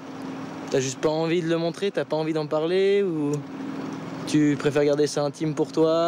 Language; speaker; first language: French; native; French